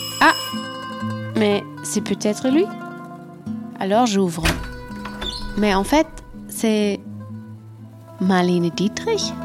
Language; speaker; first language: French; non-native, fluent; German